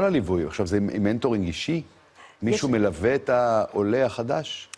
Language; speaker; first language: Hebrew; native; Hebrew